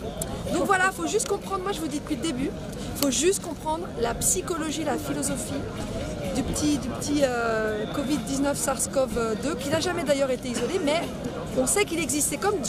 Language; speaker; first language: French; native; French